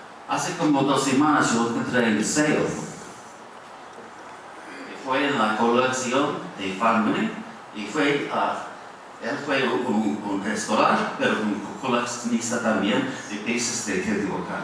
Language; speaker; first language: Spanish; non-native, fluent; English